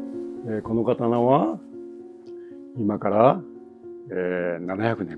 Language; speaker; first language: Japanese; native; Japanese